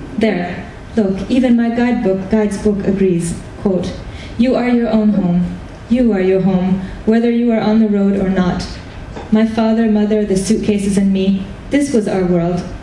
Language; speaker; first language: English; early bilingual, other home language; Hungarian